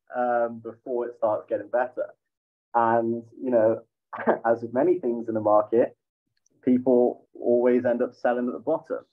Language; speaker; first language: English; native; English